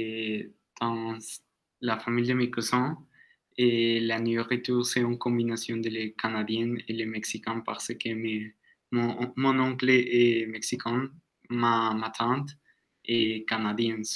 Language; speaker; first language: French; non-native, learner; Spanish